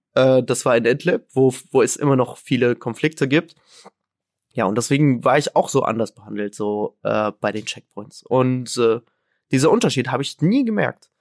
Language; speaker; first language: German; non-native, fluent; Arabic